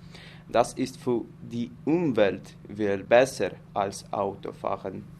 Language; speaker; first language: German; non-native, learner; English